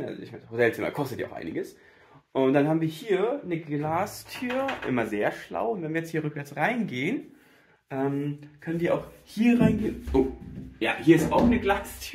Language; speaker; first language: German; native; German